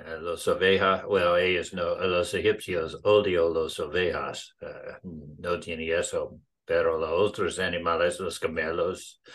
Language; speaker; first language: Spanish; non-native, learner; English